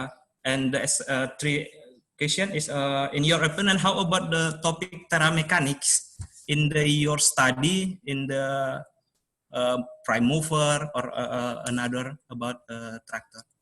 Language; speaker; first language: English; non-native, learner; Indonesian